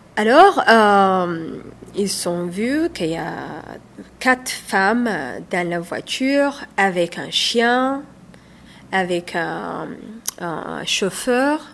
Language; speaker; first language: French; non-native, learner; Somali